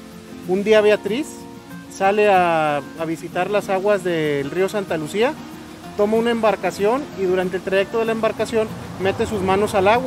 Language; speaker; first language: Spanish; native; Spanish